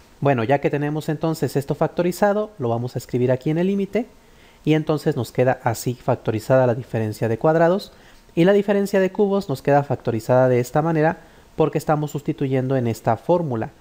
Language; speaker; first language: Spanish; native; Spanish